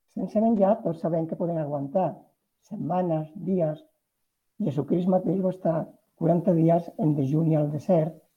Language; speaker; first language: Catalan; non-native, local second language; Spanish